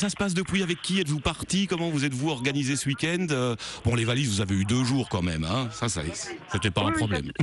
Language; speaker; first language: French; native; French